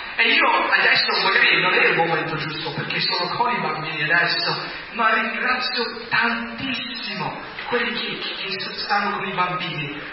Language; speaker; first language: Italian; non-native, fluent; English